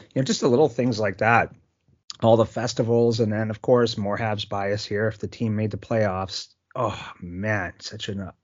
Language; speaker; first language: English; native; English